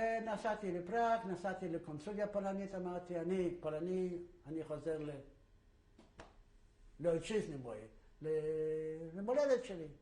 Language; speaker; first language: Hebrew; non-native, fluent; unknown